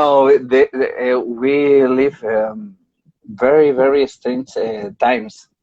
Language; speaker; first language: English; non-native, learner; Spanish